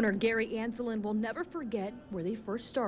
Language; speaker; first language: English; native; English